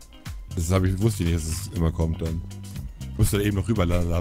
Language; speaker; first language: German; native; German